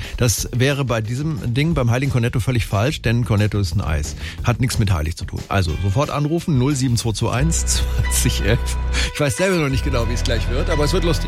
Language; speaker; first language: German; native; German